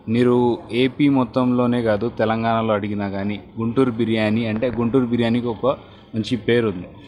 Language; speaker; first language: Telugu; non-native, local second language; Urdu